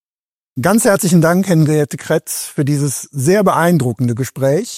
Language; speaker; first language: German; native; German